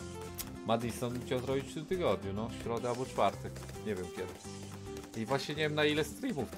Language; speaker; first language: Polish; native; Polish